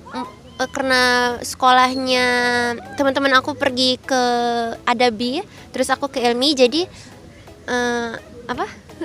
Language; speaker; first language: Indonesian; early bilingual, heritage; Indonesian